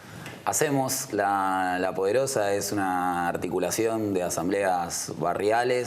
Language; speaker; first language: Spanish; native; Spanish